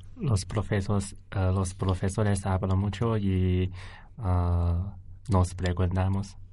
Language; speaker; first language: Spanish; non-native, learner; Chinese